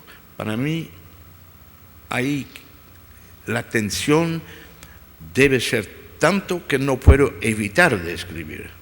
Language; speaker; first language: Spanish; non-native, fluent; Dutch